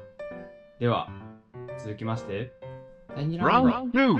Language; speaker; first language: Japanese; native; Japanese